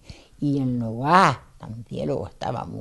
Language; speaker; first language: Spanish; native; Spanish